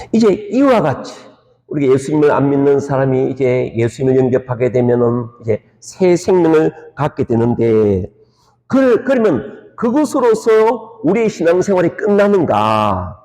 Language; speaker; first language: Korean; native; Korean